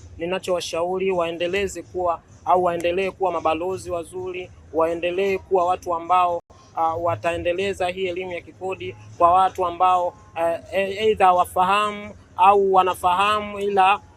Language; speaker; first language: Swahili; native; Swahili